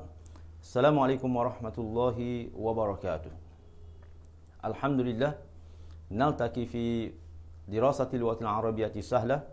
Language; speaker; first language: Arabic; non-native, fluent; Malay